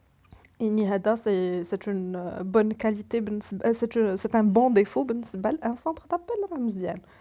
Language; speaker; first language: Arabic; native; Arabic